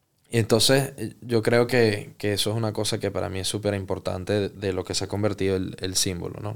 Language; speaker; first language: Spanish; early bilingual, heritage; Spanish